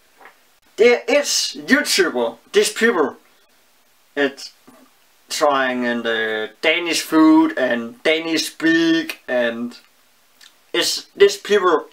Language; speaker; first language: English; non-native, learner; Danish